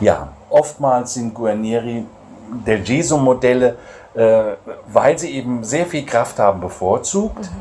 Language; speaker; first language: German; native; German